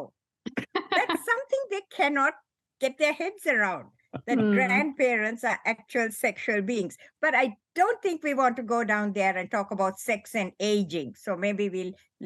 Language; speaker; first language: English; non-native, local second language; Sinhala